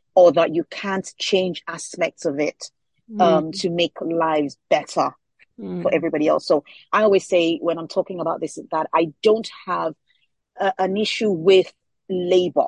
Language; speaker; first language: English; non-native, local second language; Yoruba